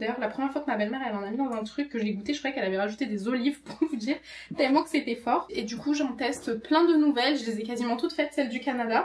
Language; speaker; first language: French; native; French